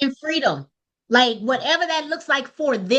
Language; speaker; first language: English; native; English